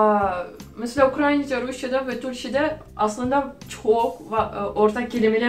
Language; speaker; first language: Turkish; non-native, fluent; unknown